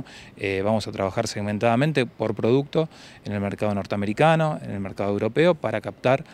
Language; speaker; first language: Spanish; native; Spanish